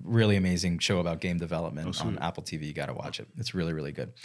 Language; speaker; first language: English; native; English